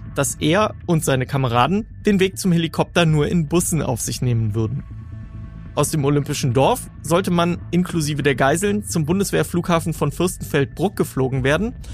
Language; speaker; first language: German; native; German